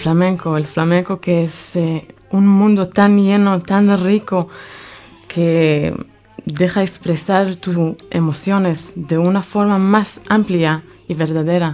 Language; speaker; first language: Spanish; non-native, fluent; Hebrew